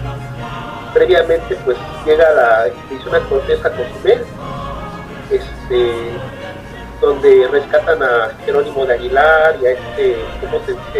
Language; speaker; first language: Spanish; native; Spanish